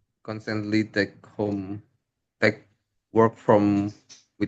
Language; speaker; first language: English; non-native, learner; Indonesian